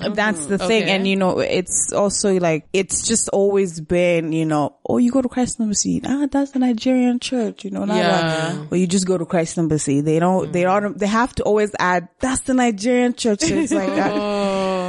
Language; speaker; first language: English; non-native, local second language; Kinyarwanda